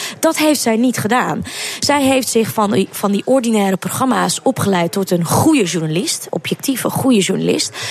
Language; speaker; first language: Dutch; early bilingual, other home language; Russian